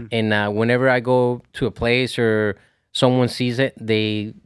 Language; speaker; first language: English; non-native, fluent; Spanish